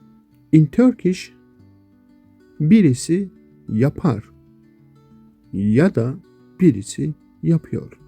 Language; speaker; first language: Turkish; non-native, local second language; Kurdish